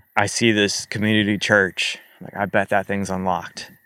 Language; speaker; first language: English; native; English